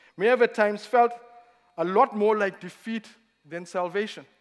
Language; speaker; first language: English; native; English